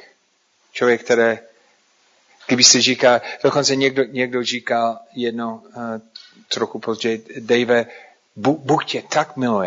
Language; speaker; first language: Czech; non-native, fluent; English